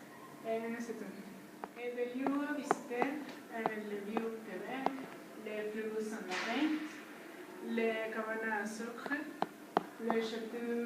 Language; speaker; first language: French; non-native, learner; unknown